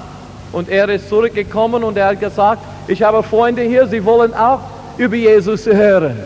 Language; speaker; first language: German; non-native, learner; English